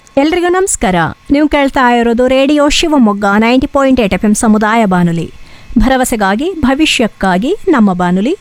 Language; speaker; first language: Kannada; native; Kannada